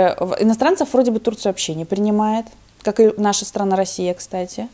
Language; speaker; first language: Russian; native; Russian